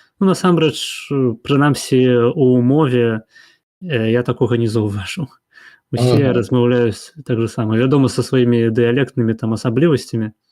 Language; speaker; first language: Belarusian; non-native, local second language; Russian